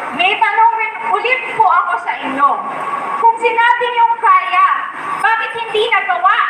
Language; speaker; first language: Filipino; native; Filipino